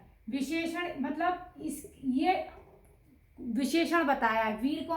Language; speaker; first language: Hindi; native; Hindi